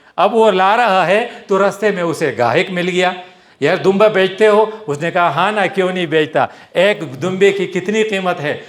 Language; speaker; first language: Urdu; non-native, local second language; Pashto